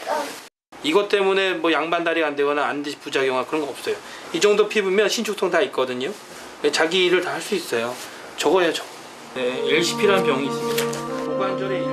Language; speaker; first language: Korean; native; Korean